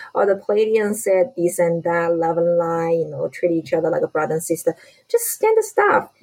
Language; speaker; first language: English; non-native, fluent; Chinese